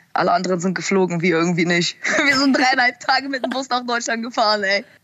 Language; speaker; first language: German; early bilingual, other home language; Russian